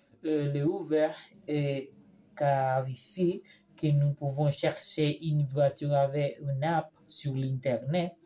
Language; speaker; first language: French; non-native, learner; Spanish